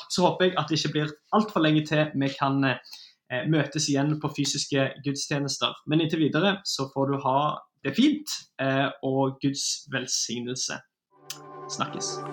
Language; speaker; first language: Norwegian; native; Norwegian